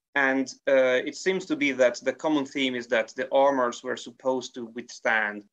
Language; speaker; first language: English; non-native, fluent; Italian